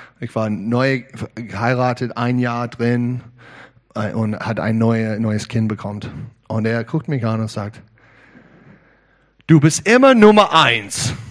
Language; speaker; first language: German; non-native, learner; English